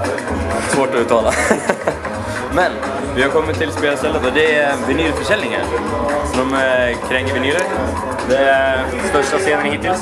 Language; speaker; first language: Swedish; native; Swedish